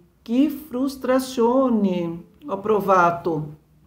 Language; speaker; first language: Italian; non-native, learner; Portuguese